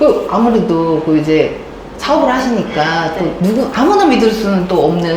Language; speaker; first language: Korean; native; Korean